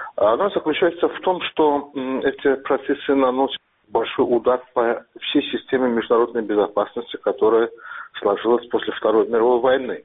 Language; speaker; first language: Russian; non-native, local second language; Azerbaijani